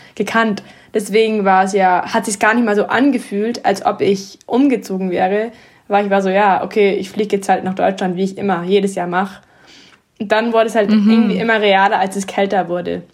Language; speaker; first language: German; early bilingual, heritage; English